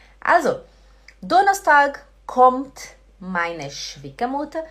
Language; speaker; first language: German; non-native, fluent; Portuguese